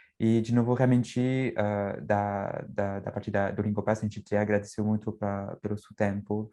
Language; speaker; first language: Portuguese; non-native, fluent; French